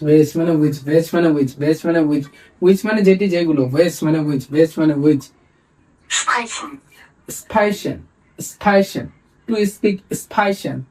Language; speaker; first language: German; non-native, learner; Bangla